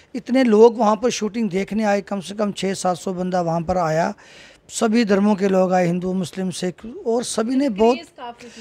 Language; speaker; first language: Hindi; native; Hindi